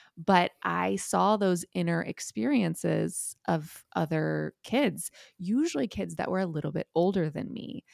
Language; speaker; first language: English; native; English